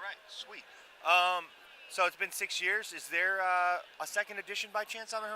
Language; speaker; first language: English; native; English